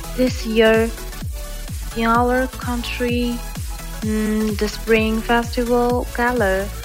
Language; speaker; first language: English; non-native, learner; Chinese